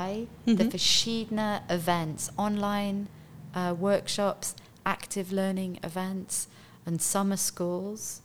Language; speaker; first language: German; non-native, fluent; English